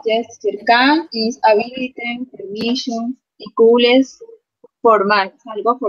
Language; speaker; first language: English; non-native, learner; Spanish